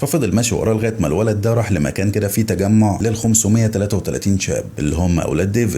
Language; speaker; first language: Arabic; native; Arabic